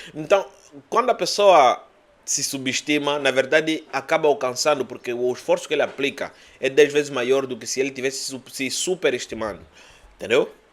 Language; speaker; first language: Portuguese; native; Portuguese